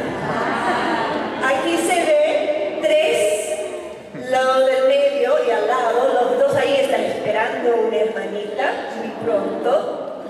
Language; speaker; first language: Spanish; non-native, fluent; Finnish